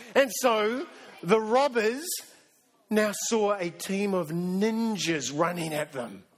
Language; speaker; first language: English; native; English